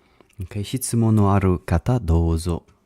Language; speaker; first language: Japanese; non-native, learner; English